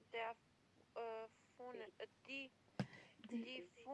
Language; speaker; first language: German; non-native, learner; Macedonian